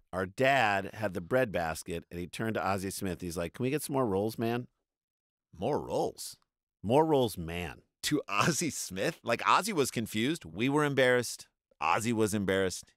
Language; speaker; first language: English; native; English